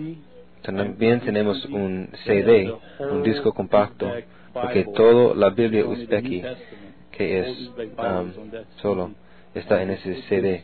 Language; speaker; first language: Spanish; non-native, learner; English